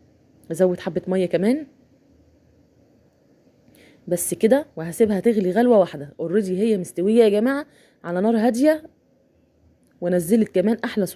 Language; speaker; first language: Arabic; native; Arabic